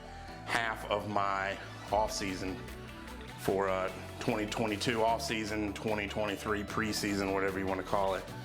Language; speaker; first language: English; native; English